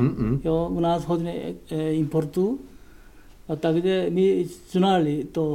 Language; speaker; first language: Czech; non-native, learner; Korean